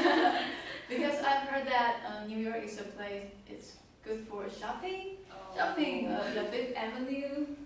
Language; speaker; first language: English; non-native, learner; Chinese